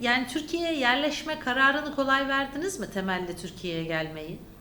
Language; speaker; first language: Turkish; native; Turkish